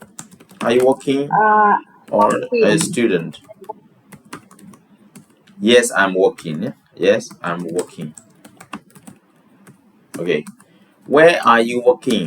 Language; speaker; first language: English; non-native, fluent; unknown